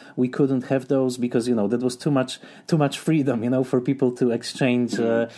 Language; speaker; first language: English; non-native, fluent; Polish